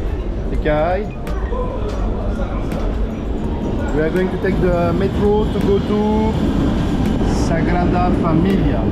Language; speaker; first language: English; non-native, learner; French